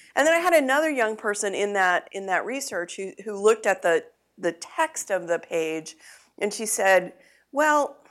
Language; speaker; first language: English; native; English